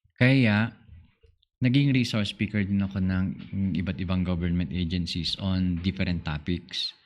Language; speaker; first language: Filipino; non-native, local second language; Iloko